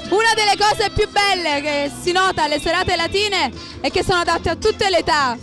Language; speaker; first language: Italian; native; Italian